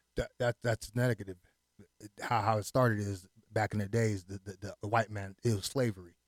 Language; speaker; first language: English; early bilingual, other home language; Haitian Creole